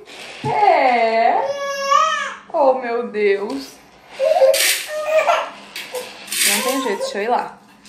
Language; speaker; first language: Portuguese; native; Portuguese